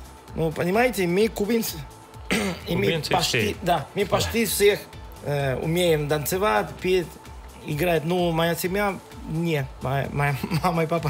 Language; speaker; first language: Russian; non-native, learner; Spanish